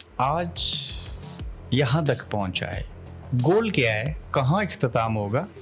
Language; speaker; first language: Urdu; native; Urdu